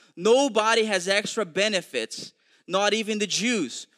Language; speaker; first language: English; non-native, fluent; Portuguese